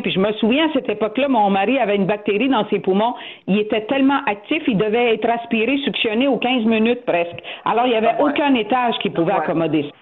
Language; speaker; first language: French; native; French